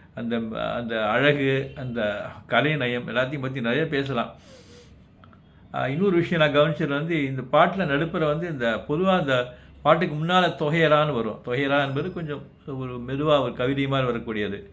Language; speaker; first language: Tamil; native; Tamil